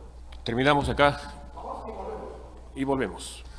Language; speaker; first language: Spanish; native; Spanish